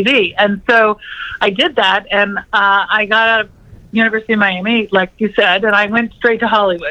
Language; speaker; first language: English; native; English